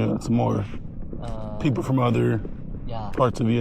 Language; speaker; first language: English; native; English